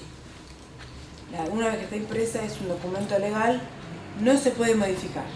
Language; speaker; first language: Spanish; native; Spanish